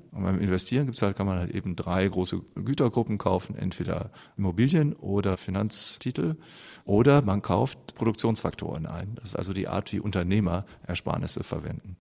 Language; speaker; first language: German; native; German